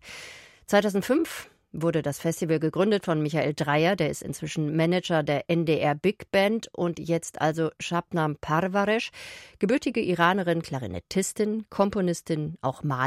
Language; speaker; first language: German; native; German